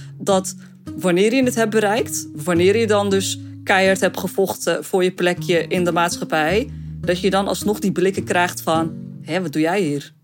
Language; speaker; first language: Dutch; early bilingual, other home language; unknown